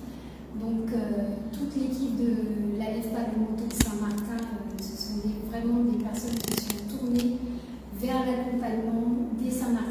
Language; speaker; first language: French; native; French